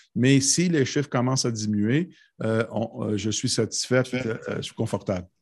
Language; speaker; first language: French; non-native, local second language; English